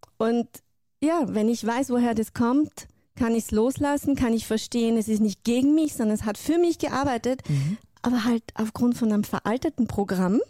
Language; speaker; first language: German; non-native, fluent; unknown